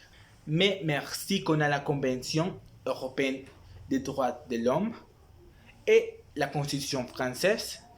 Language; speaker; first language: French; non-native, learner; Spanish